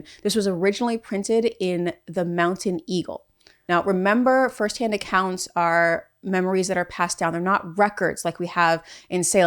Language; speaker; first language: English; native; English